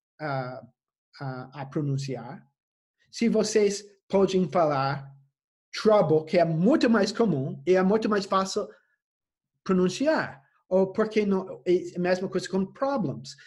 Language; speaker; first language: Portuguese; non-native, fluent; English